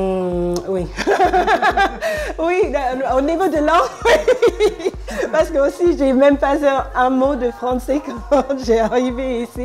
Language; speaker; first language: French; non-native, fluent; English